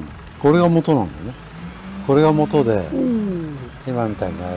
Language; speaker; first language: Japanese; native; Japanese